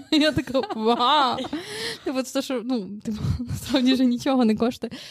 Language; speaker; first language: Ukrainian; native; Ukrainian